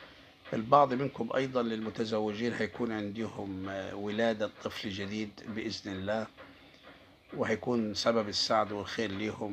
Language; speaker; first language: Arabic; native; Arabic